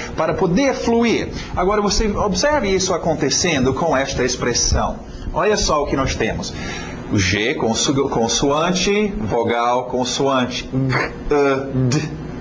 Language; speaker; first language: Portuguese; non-native, fluent; English